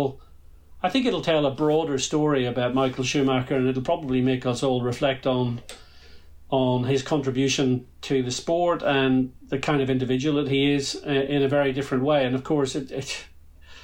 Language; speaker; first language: English; native; English